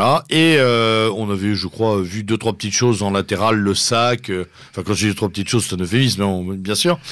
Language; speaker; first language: French; native; French